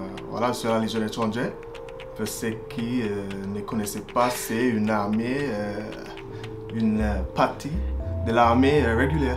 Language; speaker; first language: French; non-native, fluent; English